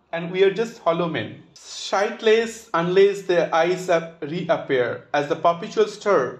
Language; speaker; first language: English; non-native, local second language; Bangla